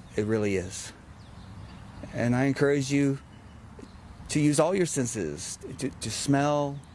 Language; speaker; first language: English; native; English